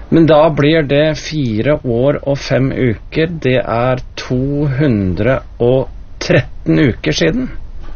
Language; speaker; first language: Norwegian; native; Norwegian